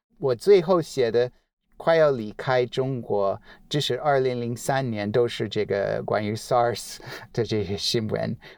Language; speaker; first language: Chinese; non-native, fluent; English